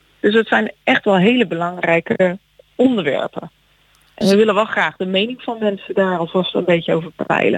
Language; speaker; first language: Dutch; native; Dutch